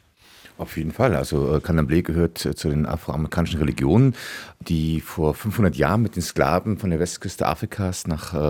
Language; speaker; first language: German; native; German